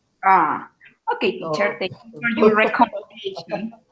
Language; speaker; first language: English; non-native, learner; Spanish